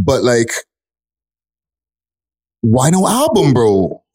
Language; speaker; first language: English; native; English